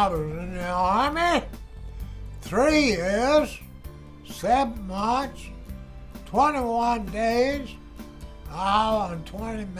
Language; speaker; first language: English; native; English